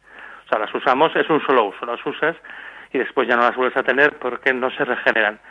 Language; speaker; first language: Spanish; native; Spanish